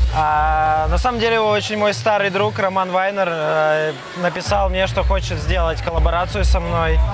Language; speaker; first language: Russian; native; Russian